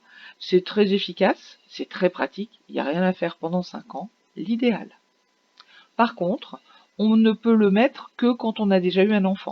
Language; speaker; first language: French; native; French